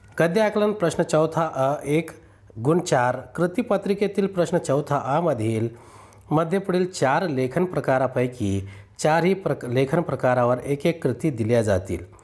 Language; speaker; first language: Marathi; non-native, local second language; Urdu